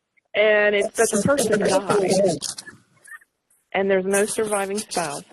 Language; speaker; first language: English; native; English